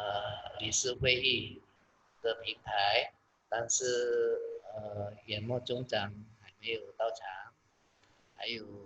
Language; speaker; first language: Chinese; non-native, local second language; Indonesian